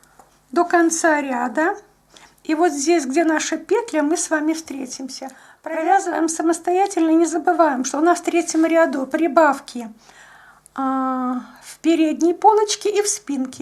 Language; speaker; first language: Russian; native; Russian